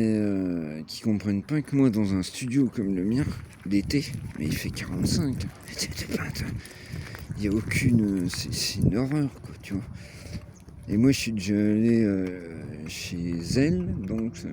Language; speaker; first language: French; native; French